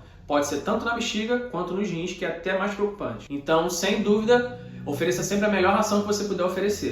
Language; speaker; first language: Portuguese; native; Portuguese